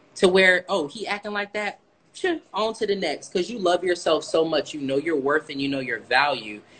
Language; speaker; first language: English; native; English